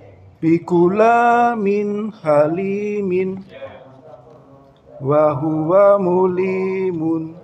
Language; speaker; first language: Arabic; non-native, learner; Indonesian